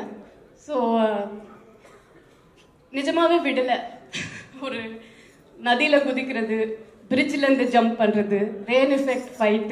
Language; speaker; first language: Tamil; non-native, fluent; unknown